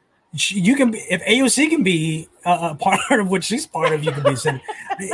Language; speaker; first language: English; native; English